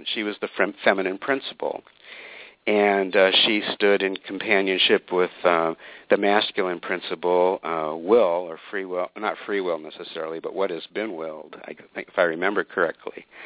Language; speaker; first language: English; native; English